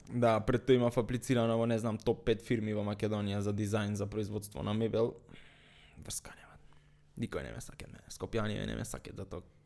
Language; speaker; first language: Macedonian; native; Macedonian